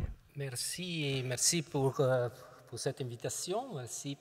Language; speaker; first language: French; non-native, fluent; Italian